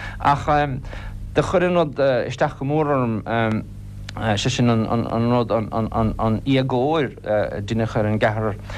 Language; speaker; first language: Irish; non-native, local second language; English